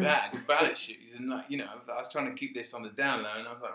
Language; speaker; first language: English; native; English